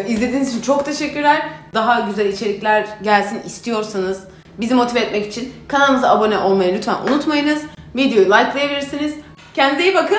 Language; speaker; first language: Turkish; native; Turkish